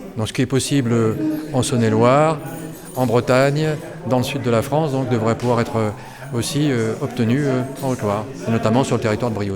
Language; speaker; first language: French; native; French